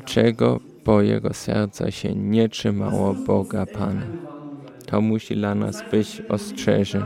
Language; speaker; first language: Polish; early bilingual, heritage; Polish